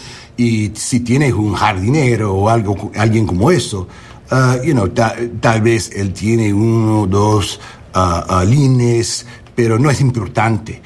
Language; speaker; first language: Spanish; non-native, learner; English